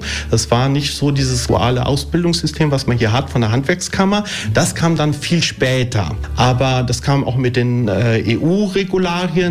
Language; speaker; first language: German; early bilingual, other home language; Italian